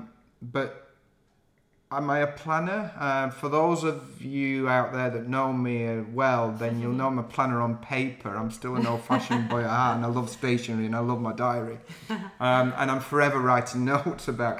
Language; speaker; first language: English; native; English